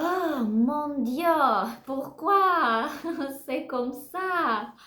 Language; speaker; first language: French; non-native, learner; Russian